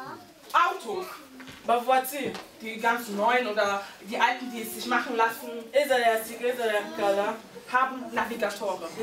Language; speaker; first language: German; early bilingual, heritage; German